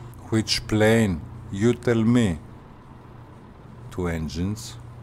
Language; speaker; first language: English; non-native, fluent; Greek